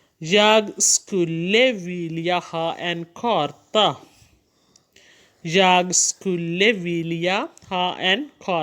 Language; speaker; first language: Swedish; non-native, learner; Urdu